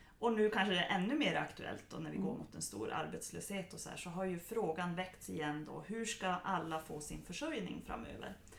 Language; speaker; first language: Swedish; native; Swedish